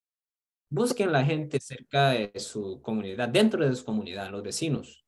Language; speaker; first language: Spanish; non-native, fluent; Korean